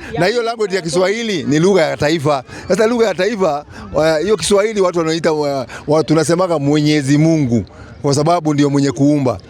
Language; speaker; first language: Swahili; non-native, local second language; Kikuyu